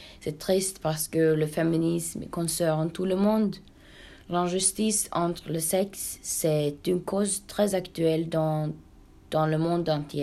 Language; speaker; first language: French; non-native, learner; Norwegian